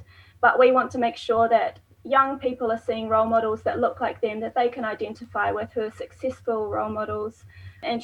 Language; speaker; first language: English; native; English